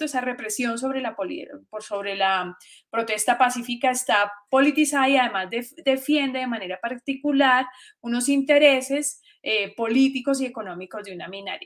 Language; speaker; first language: Spanish; native; Spanish